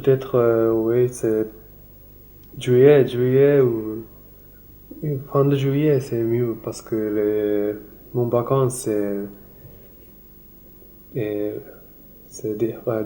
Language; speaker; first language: French; non-native, learner; Japanese